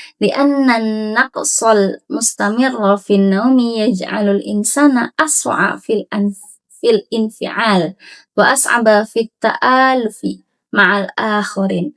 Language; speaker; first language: Arabic; non-native, learner; Indonesian